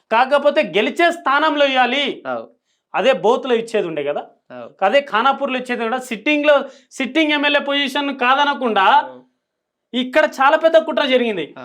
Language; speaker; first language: Telugu; native; Telugu